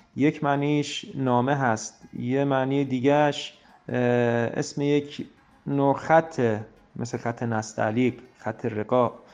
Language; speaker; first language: Persian; native; Persian